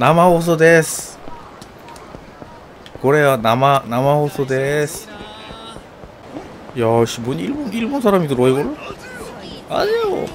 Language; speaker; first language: Japanese; non-native, learner; Korean